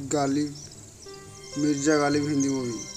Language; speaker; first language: Hindi; non-native, local second language; Odia